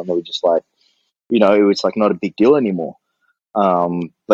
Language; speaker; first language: English; early bilingual, other home language; Indonesian